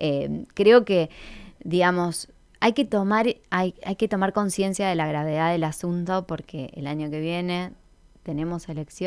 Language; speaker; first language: Spanish; native; Spanish